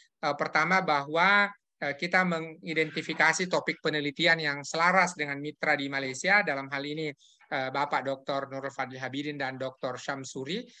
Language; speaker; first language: Indonesian; native; Indonesian